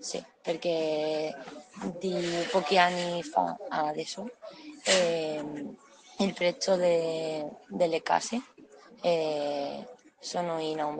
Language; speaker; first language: Italian; non-native, learner; Spanish